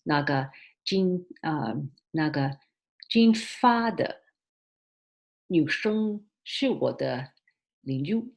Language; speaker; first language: Chinese; early bilingual, heritage; Chinese